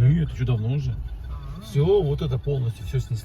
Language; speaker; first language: Russian; native; Russian